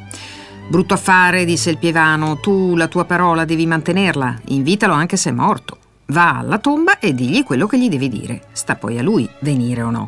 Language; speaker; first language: Italian; native; Italian